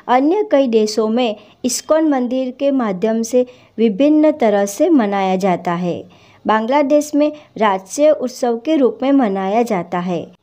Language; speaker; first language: Hindi; non-native, local second language; Gujarati